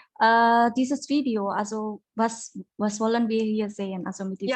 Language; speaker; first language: German; non-native, fluent; Indonesian